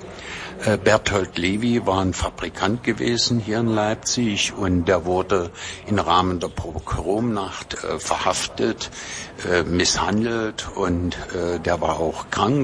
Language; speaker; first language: German; native; German